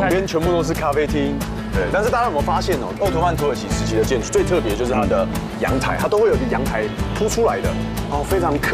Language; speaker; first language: Chinese; native; Chinese